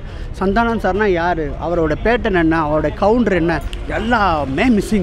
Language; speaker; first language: Tamil; native; Tamil